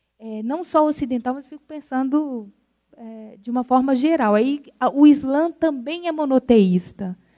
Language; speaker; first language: Portuguese; native; Portuguese